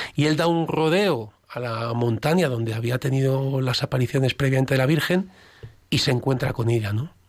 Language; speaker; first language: Spanish; native; Spanish